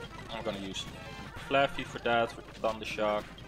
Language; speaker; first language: English; early bilingual, other home language; Dutch